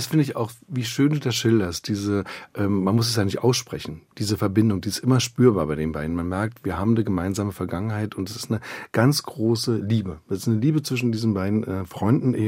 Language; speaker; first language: German; native; German